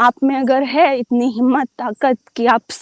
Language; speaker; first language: Hindi; native; Hindi